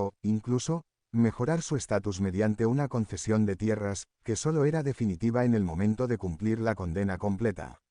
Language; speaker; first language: Spanish; native; Spanish